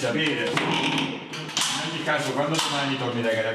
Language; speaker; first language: Italian; native; Italian